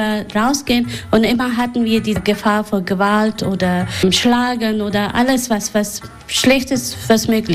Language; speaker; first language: German; non-native, fluent; Persian